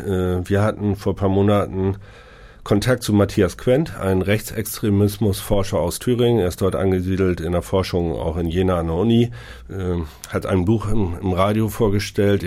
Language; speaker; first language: German; native; German